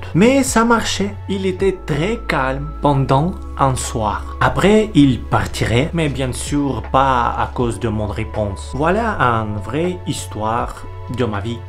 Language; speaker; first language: French; non-native, learner; Russian